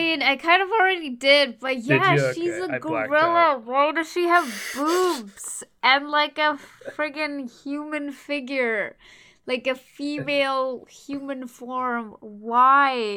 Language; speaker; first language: English; native; English